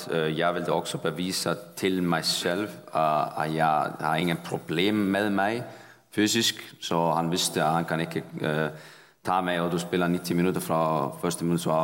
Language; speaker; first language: Danish; non-native, fluent; Icelandic